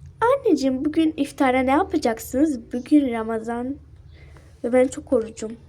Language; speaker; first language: Turkish; early bilingual, other home language; Arabic